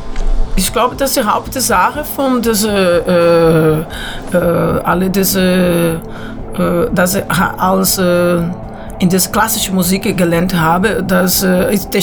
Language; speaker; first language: German; non-native, learner; Portuguese